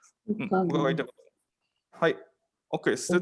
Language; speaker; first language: Japanese; non-native, fluent; Nepali